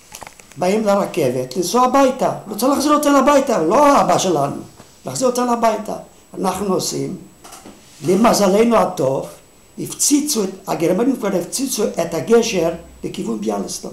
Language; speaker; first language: Hebrew; non-native, fluent; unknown